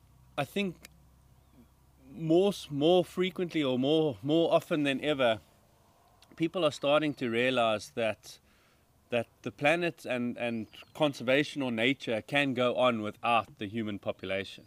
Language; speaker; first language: English; native; English